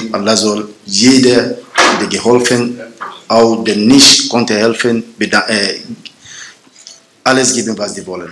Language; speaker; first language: German; non-native, learner; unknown